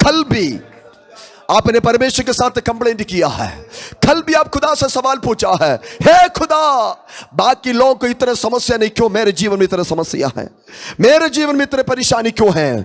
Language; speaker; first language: Hindi; non-native, local second language; Malayalam